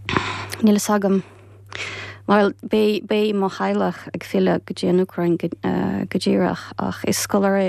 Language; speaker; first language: Irish; non-native, fluent; Ukrainian